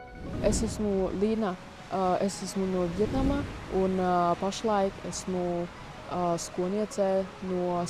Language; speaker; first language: Latvian; early bilingual, other home language; Vietnamese